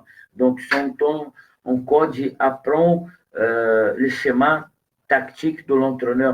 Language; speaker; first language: French; non-native, fluent; Portuguese